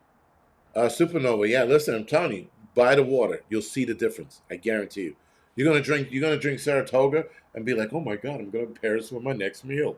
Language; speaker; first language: English; native; English